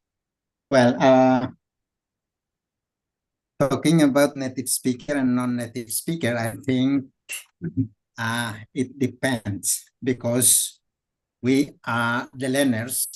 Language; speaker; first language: English; non-native, fluent; Indonesian